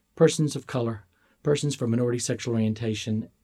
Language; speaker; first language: English; native; English